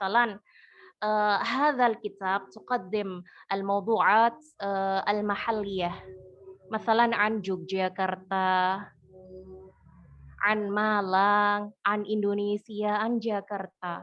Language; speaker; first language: Arabic; non-native, fluent; Indonesian